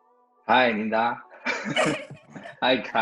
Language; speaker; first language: English; non-native, learner; Chinese